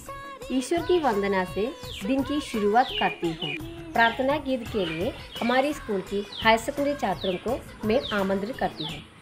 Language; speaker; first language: Hindi; non-native, local second language; Malayalam